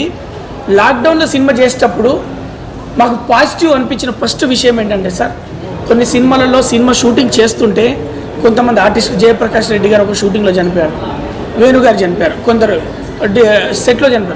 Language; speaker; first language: Telugu; native; Telugu